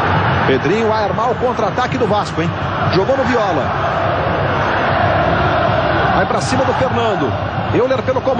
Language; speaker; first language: Portuguese; native; Portuguese